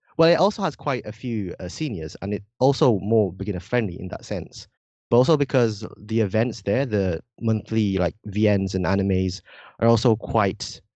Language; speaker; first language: English; non-native, fluent; Indonesian